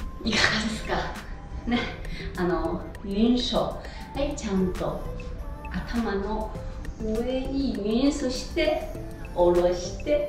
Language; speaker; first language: Japanese; non-native, fluent; Chinese